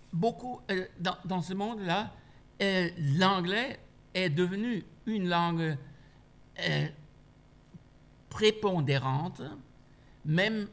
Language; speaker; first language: French; non-native, fluent; German